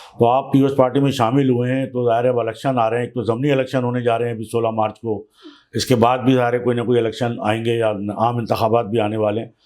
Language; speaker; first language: Urdu; native; Urdu